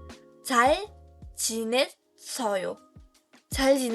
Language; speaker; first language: Korean; non-native, fluent; Burmese